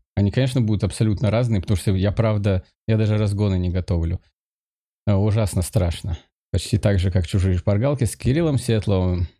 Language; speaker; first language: Russian; native; Russian